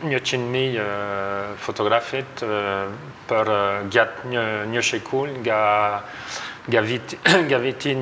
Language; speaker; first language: Albanian; non-native, learner; French